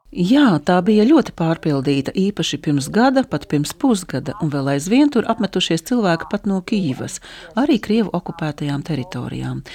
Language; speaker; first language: Latvian; native; Latvian